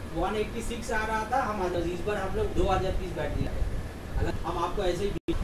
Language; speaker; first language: Hindi; non-native, local second language; Bangla